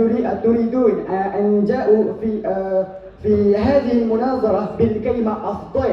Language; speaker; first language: Arabic; non-native, learner; Malay